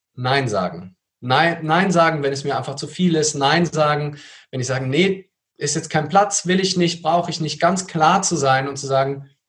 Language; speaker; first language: German; native; German